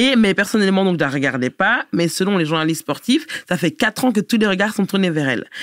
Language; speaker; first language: French; native; French